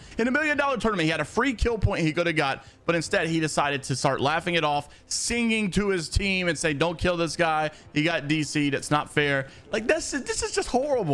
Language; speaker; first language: English; native; English